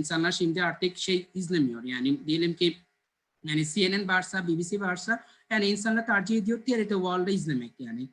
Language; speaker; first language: Turkish; non-native, fluent; Bangla